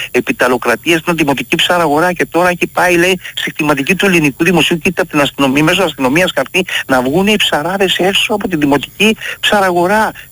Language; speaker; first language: Greek; native; Greek